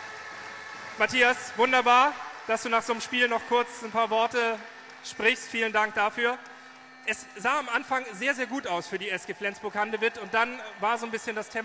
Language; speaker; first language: German; native; German